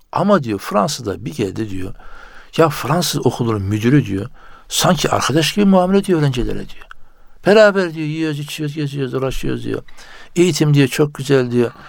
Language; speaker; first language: Turkish; native; Turkish